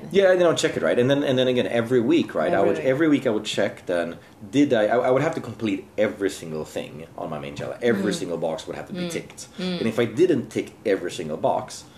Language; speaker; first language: English; non-native, fluent; Swedish